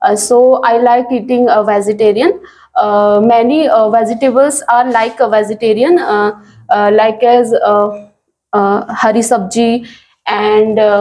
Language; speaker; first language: English; non-native, learner; Hindi